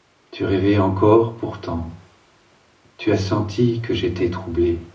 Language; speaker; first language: French; native; French